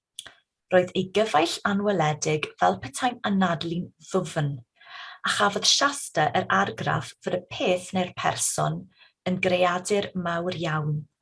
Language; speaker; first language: Welsh; native; Welsh